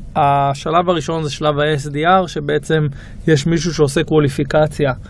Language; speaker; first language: Hebrew; native; Hebrew